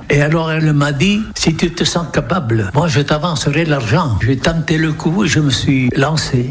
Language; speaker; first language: French; non-native, local second language; Occitan